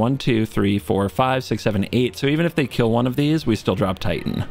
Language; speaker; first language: English; native; English